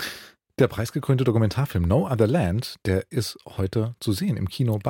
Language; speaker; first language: German; native; German